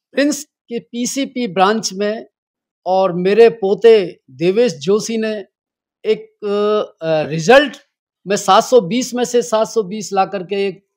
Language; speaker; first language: Hindi; native; Hindi